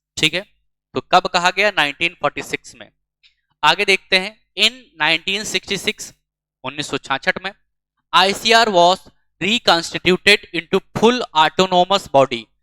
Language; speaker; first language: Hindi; native; Hindi